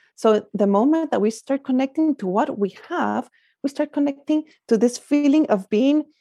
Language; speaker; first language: English; non-native, fluent; Spanish